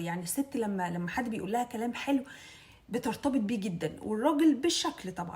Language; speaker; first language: Arabic; native; Arabic